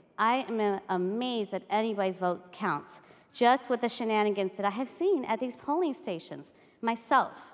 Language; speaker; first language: English; native; English